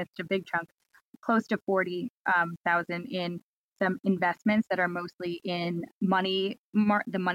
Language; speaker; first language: English; native; English